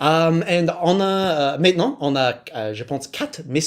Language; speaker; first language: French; non-native, learner; English